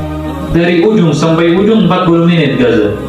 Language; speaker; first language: Indonesian; non-native, fluent; Arabic